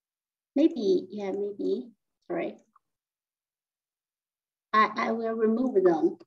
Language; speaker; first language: English; non-native, fluent; Chinese